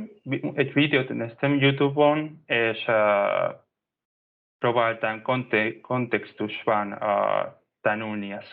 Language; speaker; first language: Hungarian; non-native, learner; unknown